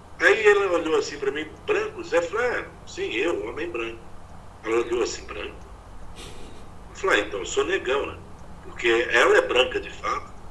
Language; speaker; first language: Portuguese; native; Portuguese